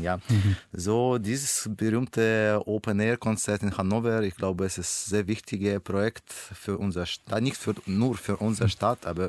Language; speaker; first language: German; non-native, learner; Russian